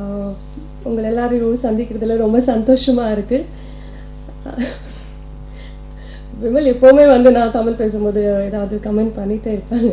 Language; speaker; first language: Tamil; non-native, local second language; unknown